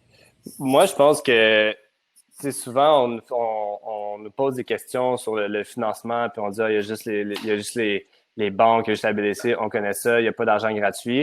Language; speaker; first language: French; native; French